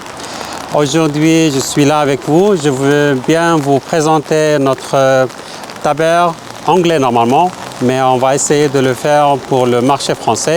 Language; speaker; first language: French; non-native, fluent; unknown